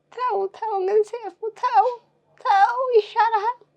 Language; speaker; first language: Amharic; native; Amharic